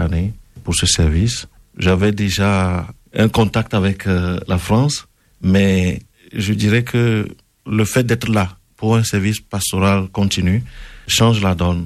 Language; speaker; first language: French; non-native, local second language; Ewe